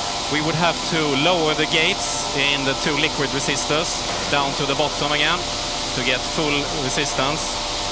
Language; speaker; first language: English; non-native, fluent; Swedish